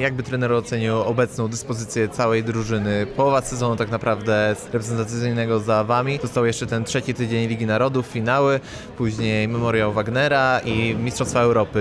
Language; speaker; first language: Polish; native; Polish